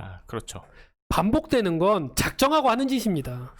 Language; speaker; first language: Korean; native; Korean